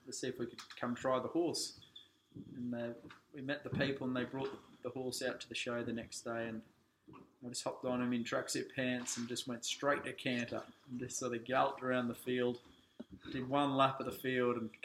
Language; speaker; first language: English; native; English